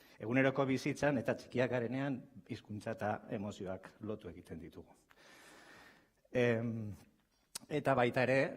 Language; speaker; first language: Basque; non-native, local second language; Spanish